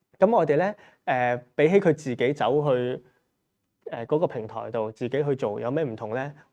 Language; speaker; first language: Cantonese; native; Cantonese